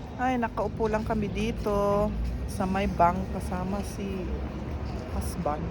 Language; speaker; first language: Filipino; non-native, local second language; Iloko